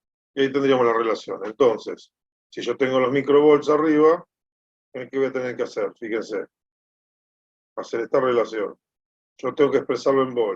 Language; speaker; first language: Spanish; native; Spanish